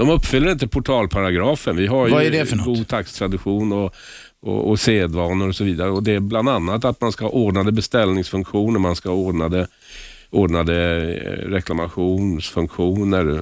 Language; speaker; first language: Swedish; native; Swedish